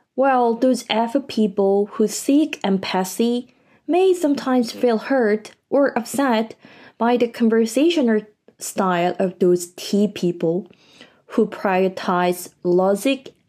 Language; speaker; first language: English; non-native, fluent; Korean